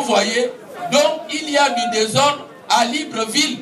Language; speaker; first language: French; non-native, local second language; Fang